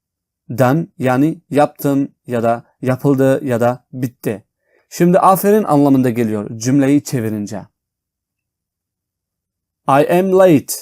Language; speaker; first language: Turkish; non-native, fluent; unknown